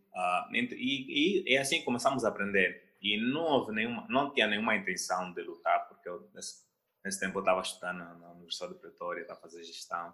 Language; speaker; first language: Portuguese; native; Portuguese